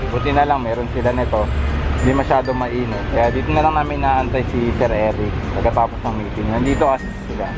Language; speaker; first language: Filipino; native; Filipino